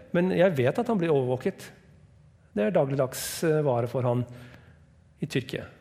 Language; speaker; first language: Norwegian; non-native, fluent; English